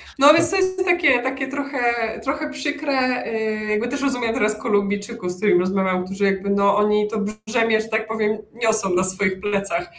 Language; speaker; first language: Polish; native; Polish